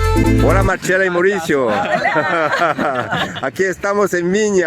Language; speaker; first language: Spanish; non-native, learner; French